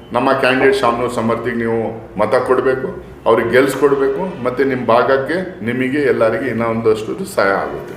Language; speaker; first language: Kannada; non-native, local second language; Urdu